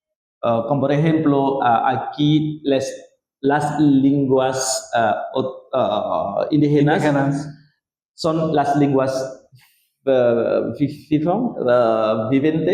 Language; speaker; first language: Spanish; non-native, learner; Indonesian